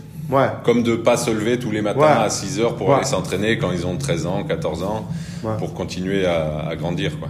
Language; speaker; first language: French; native; French